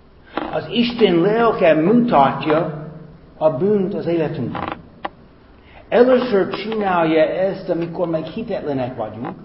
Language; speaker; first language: Hungarian; non-native, fluent; English